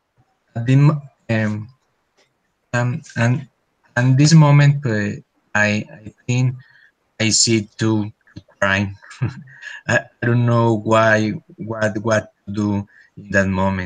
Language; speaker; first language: English; non-native, learner; Spanish